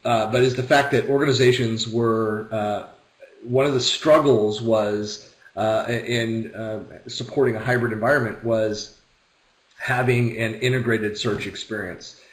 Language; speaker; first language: English; native; English